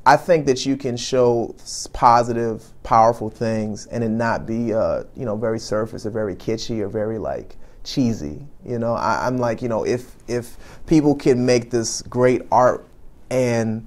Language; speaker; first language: English; native; English